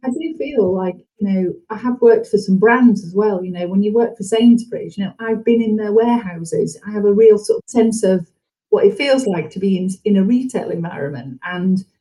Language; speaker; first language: English; native; English